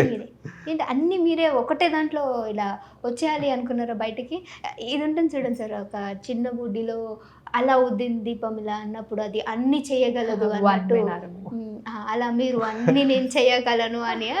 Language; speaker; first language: Telugu; native; Telugu